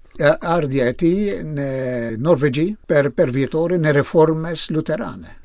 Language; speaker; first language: Albanian; non-native, fluent; Maltese